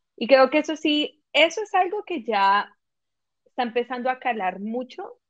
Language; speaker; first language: Spanish; native; Spanish